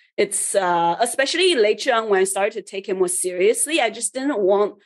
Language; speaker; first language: English; early bilingual, other home language; Chinese